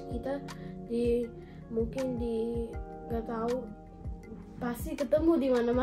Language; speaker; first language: Indonesian; early bilingual, heritage; Indonesian